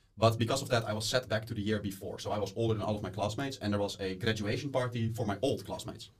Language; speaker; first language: English; non-native, fluent; Dutch